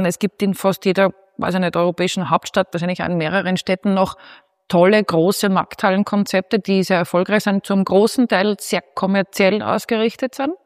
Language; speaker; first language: German; native; German